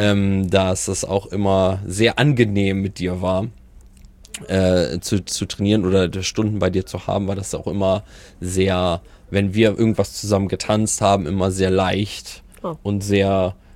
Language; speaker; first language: German; native; German